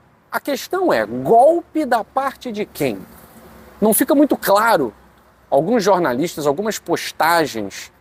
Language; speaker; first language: Portuguese; native; Portuguese